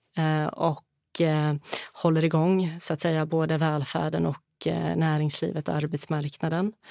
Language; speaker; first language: Swedish; early bilingual, other home language; Bosnian